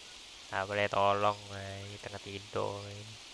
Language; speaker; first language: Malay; non-native, local second language; Chinese